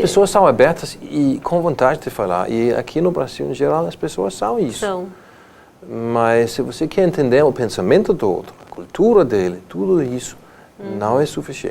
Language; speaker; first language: Portuguese; non-native, fluent; Danish